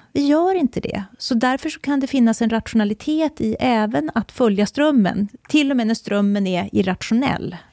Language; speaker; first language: Swedish; native; Swedish